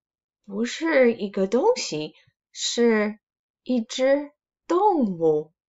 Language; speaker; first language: Chinese; non-native, fluent; English